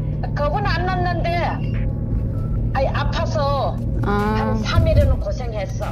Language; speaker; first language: Korean; native; Korean